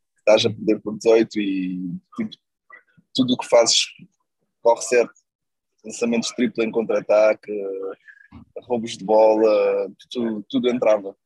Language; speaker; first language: Portuguese; non-native, local second language; Kabuverdianu